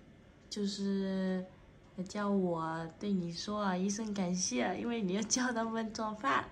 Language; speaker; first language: Chinese; non-native, fluent; Vietnamese